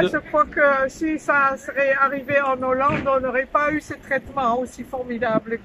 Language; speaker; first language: French; non-native, fluent; Dutch